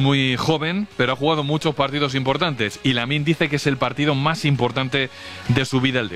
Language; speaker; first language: Spanish; native; Spanish